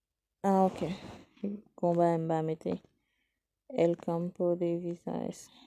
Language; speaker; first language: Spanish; non-native, learner; Haitian Creole